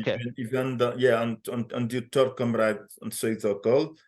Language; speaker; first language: Welsh; non-native, fluent; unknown